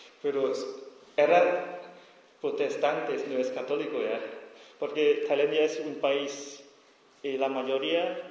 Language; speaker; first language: Spanish; non-native, learner; S'gaw Karen